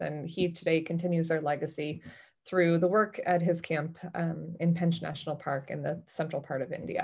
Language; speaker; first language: English; native; English